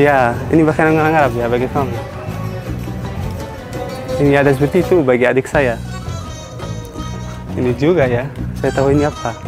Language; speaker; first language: Indonesian; non-native, learner; Arabic